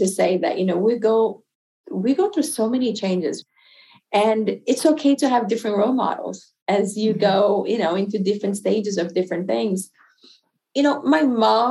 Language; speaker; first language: English; non-native, fluent; Portuguese